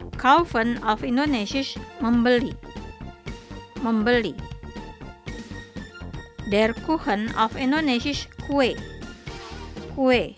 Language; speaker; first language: German; non-native, fluent; Indonesian